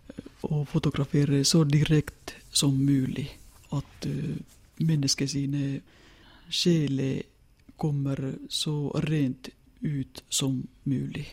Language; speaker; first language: Norwegian; non-native, fluent; Finnish